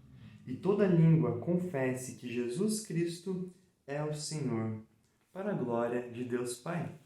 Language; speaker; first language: Portuguese; native; Portuguese